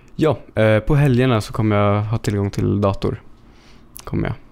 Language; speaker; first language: Swedish; native; Swedish